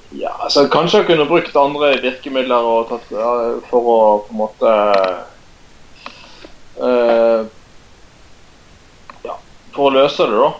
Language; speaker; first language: Norwegian; native; Norwegian